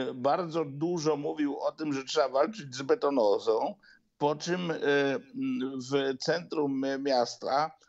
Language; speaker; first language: Polish; native; Polish